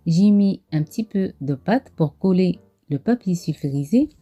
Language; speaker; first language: French; non-native, local second language; Arabic